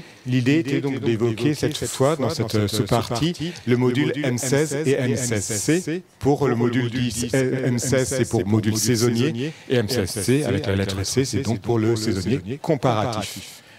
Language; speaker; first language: French; native; French